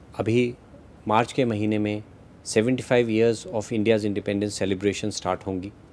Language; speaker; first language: Hindi; native; Hindi